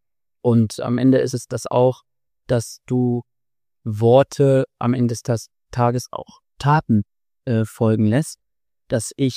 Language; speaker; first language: German; native; German